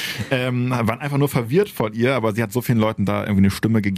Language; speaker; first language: German; native; German